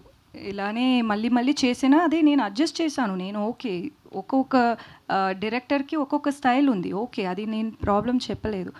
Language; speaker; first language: Telugu; non-native, fluent; Tamil